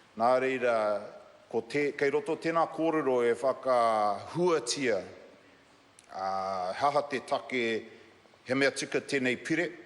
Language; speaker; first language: Māori; non-native, local second language; English